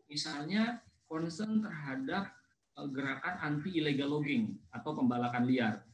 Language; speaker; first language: Indonesian; native; Indonesian